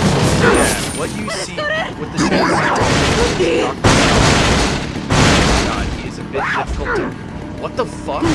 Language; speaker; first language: English; native; English